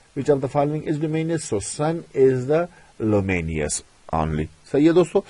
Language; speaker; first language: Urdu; non-native, local second language; Pashto